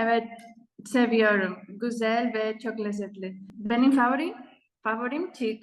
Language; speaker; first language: Turkish; non-native, learner; Spanish